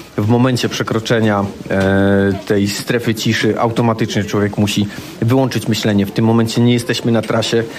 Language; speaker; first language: Polish; native; Polish